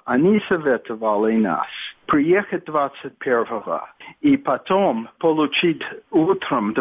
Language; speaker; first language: Russian; non-native, fluent; English